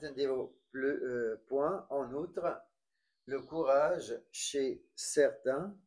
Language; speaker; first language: French; non-native, local second language; Arabic